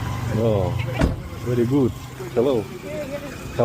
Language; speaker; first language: English; non-native, learner; Russian